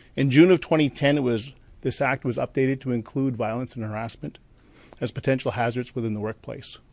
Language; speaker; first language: English; native; English